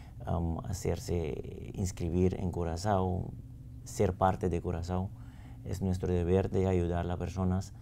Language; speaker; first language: Spanish; non-native, fluent; Papiamento